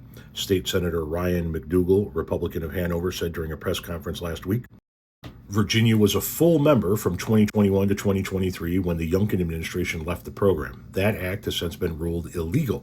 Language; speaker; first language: English; native; English